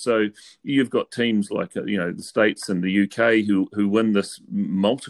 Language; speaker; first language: English; native; English